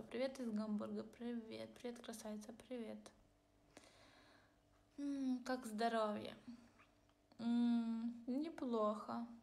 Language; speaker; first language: Russian; non-native, local second language; Ukrainian